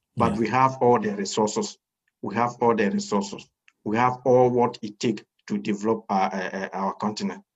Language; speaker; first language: English; non-native, fluent; French